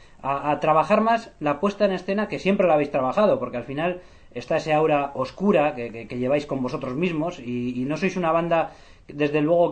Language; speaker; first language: Spanish; native; Spanish